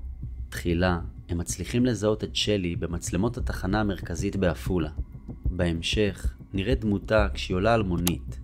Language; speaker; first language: Hebrew; native; Hebrew